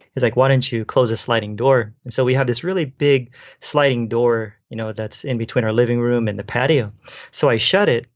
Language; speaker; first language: English; native; English